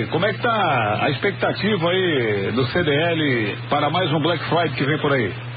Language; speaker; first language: Portuguese; native; Portuguese